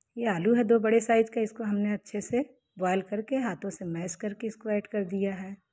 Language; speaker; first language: Hindi; native; Hindi